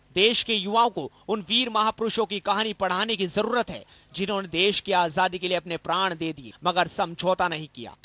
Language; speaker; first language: Hindi; native; Hindi